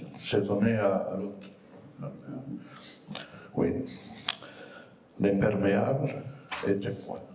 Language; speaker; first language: French; non-native, fluent; Spanish